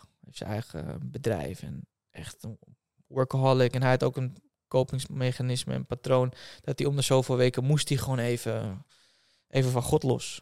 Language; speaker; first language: Dutch; native; Dutch